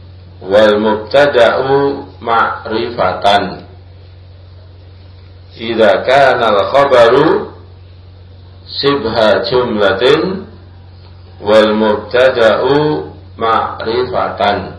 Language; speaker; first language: Arabic; non-native, fluent; Indonesian